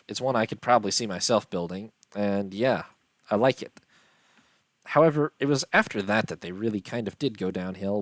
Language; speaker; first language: English; native; English